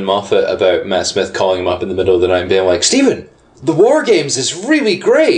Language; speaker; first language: English; native; English